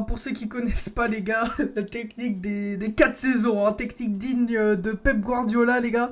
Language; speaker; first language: French; native; French